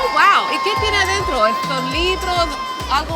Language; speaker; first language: Spanish; non-native, fluent; English